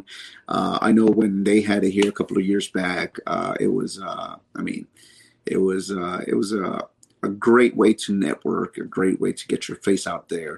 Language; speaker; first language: English; native; English